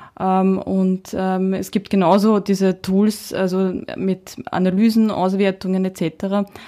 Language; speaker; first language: German; early bilingual, heritage; Czech